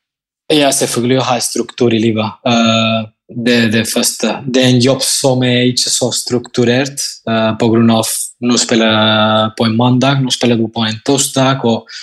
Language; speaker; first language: Norwegian; non-native, fluent; Spanish